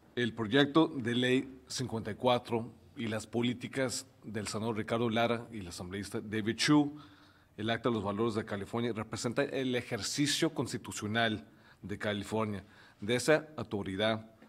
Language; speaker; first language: Spanish; early bilingual, heritage; Spanish